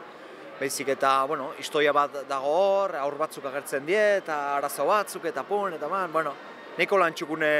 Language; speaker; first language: Basque; native; Basque